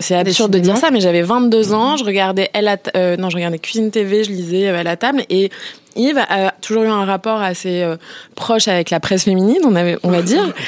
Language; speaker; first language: French; native; French